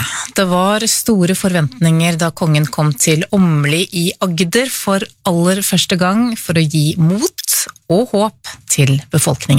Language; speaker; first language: Norwegian; native; Norwegian